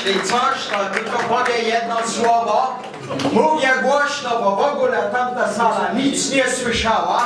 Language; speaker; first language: Polish; early bilingual, heritage; English